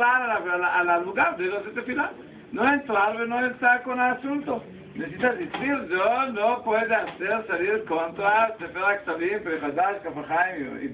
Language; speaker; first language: Spanish; non-native, learner; Hebrew